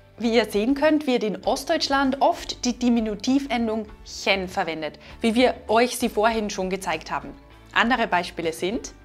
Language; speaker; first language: German; native; German